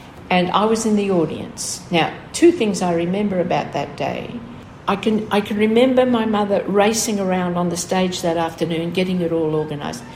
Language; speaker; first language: English; early bilingual, other home language; Greek